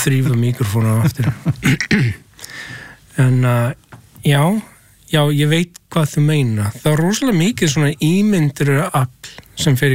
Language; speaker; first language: Icelandic; non-native, learner; English